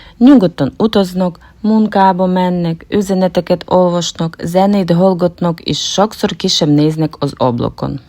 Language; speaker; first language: Hungarian; non-native, fluent; Ukrainian